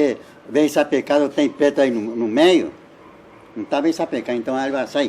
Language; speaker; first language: Portuguese; non-native, learner; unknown